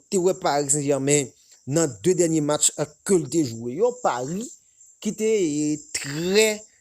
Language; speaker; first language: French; non-native, local second language; Haitian Creole